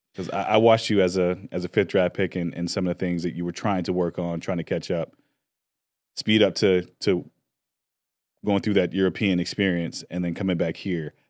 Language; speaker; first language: English; native; English